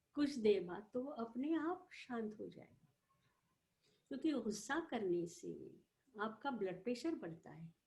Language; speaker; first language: Hindi; non-native, local second language; Marathi